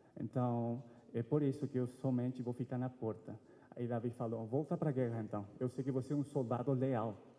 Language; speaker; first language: Portuguese; non-native, fluent; Spanish